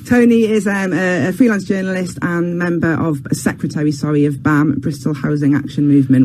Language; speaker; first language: English; native; English